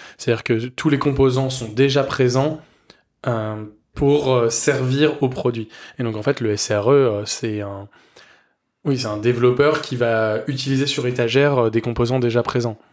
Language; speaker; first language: French; native; French